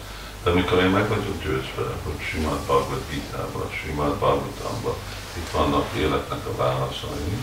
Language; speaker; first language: Hungarian; early bilingual, heritage; Hungarian